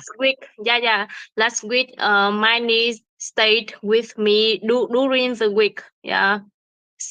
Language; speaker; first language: English; non-native, learner; Vietnamese